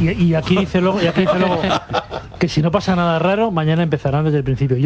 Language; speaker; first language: Spanish; native; Spanish